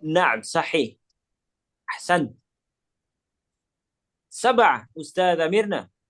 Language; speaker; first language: Arabic; non-native, fluent; Indonesian